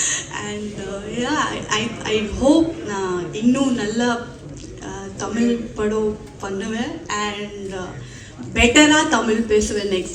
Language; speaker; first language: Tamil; non-native, learner; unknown